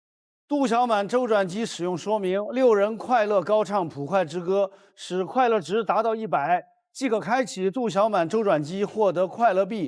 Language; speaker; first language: Chinese; native; Chinese